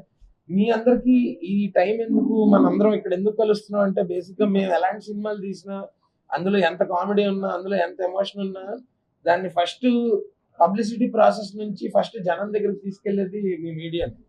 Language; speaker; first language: Telugu; native; Telugu